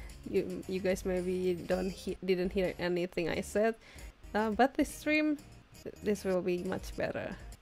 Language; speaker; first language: English; non-native, fluent; Indonesian